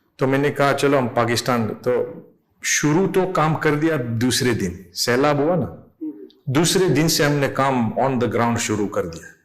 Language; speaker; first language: Urdu; non-native, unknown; English